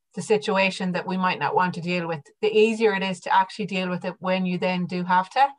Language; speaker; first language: English; native; English